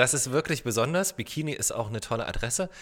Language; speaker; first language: German; native; German